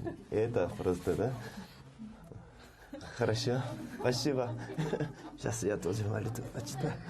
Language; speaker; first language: Russian; non-native, learner; Korean